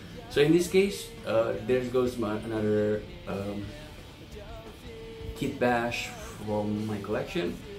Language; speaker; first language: English; non-native, fluent; Indonesian